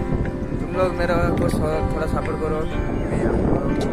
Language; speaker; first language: Hindi; non-native, local second language; Odia